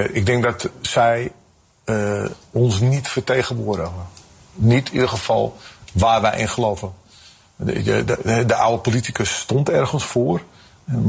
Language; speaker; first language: Dutch; native; Dutch